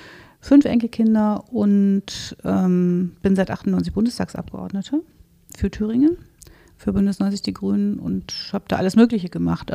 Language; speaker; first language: German; native; German